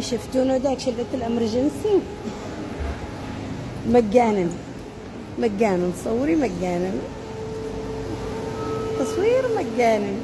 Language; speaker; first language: Arabic; native; Arabic